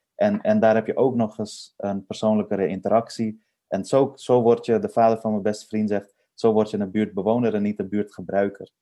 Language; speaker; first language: Dutch; early bilingual, other home language; Persian